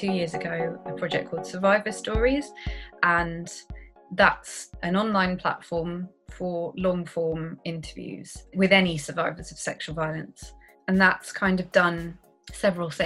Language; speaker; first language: English; native; English